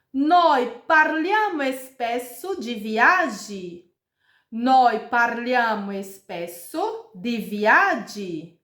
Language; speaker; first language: Italian; non-native, fluent; Portuguese